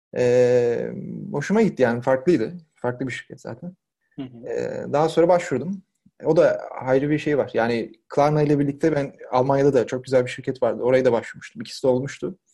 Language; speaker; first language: Turkish; native; Turkish